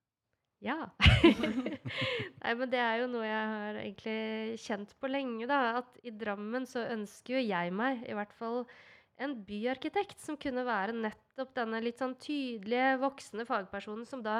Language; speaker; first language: Norwegian; native; Norwegian